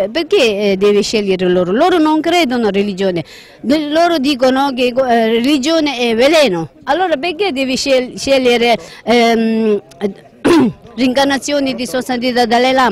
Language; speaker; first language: Italian; non-native, learner; Tibetan